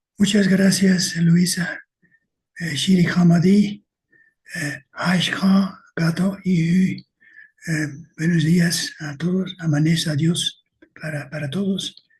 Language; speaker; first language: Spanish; non-native, fluent; Dutch